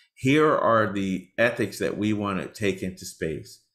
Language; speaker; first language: English; native; English